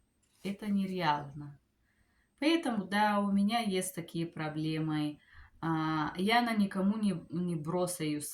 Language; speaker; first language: Russian; non-native, fluent; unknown